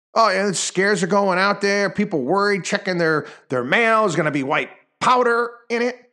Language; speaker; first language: English; native; English